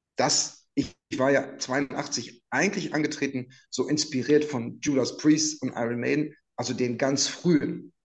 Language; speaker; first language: German; native; German